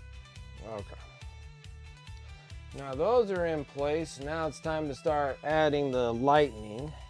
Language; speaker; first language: English; native; English